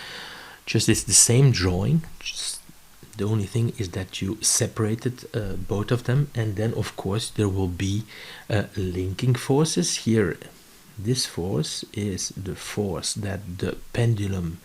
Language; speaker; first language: English; non-native, fluent; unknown